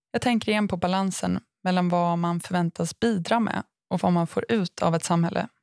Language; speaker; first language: Swedish; native; Swedish